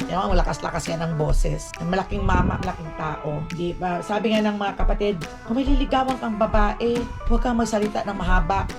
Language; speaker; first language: Filipino; non-native, local second language; Aklanon